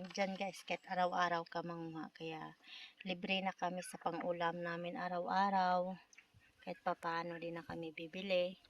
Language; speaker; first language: Filipino; non-native, local second language; Cebuano